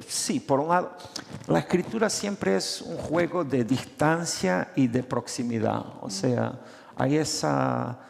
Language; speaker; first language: Spanish; non-native, fluent; Portuguese